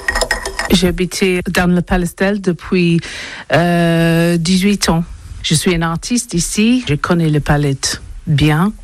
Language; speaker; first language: French; non-native, learner; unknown